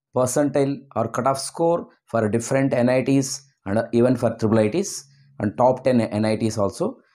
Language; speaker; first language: English; non-native, local second language; Telugu